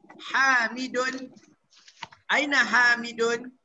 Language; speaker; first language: Arabic; non-native, fluent; Malay